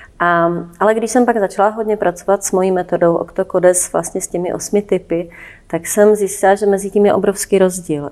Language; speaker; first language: Czech; native; Czech